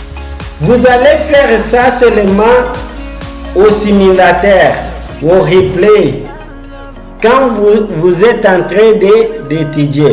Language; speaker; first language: French; non-native, fluent; Portuguese